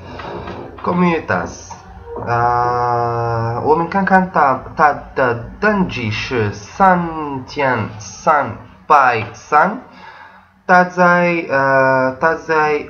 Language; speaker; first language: Chinese; non-native, learner; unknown